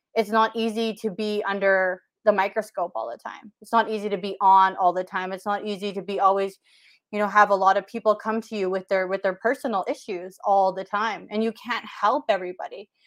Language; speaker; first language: English; native; English